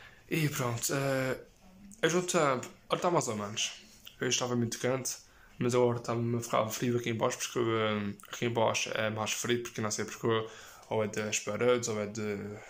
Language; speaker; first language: Portuguese; early bilingual, heritage; Portuguese